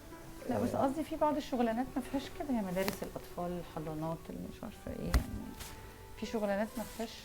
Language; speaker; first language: Arabic; native; Arabic